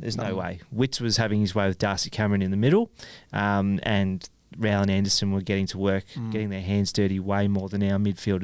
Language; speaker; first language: English; native; English